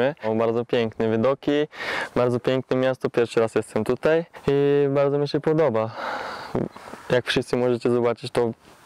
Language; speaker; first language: Polish; non-native, learner; Bulgarian